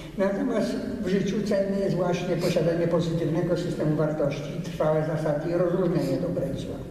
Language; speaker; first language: Polish; early bilingual, heritage; Polish